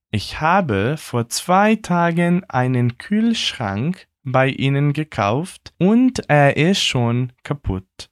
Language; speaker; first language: German; non-native, fluent; Portuguese